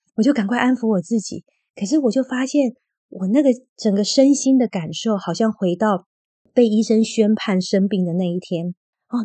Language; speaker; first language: Chinese; native; Chinese